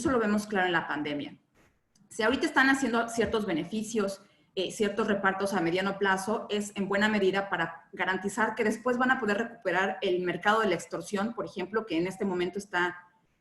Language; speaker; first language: Spanish; native; Spanish